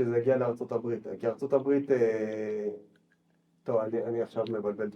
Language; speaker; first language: Hebrew; native; Hebrew